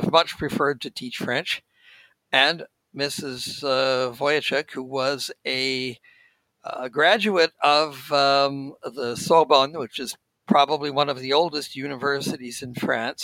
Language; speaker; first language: English; native; English